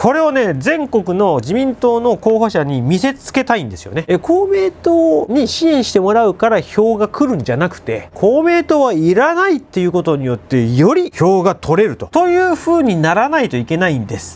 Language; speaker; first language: Japanese; native; Japanese